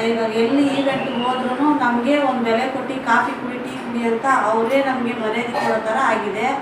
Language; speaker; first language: Kannada; native; Kannada